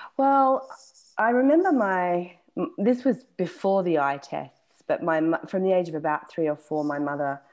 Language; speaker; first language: English; native; English